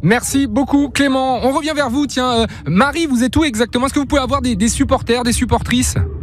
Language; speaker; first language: French; native; French